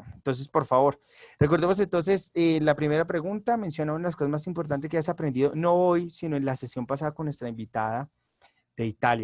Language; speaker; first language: Spanish; native; Spanish